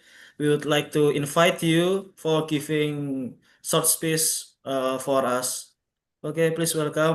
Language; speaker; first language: English; non-native, local second language; Javanese